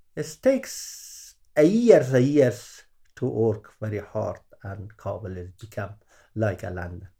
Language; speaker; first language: English; non-native, learner; Persian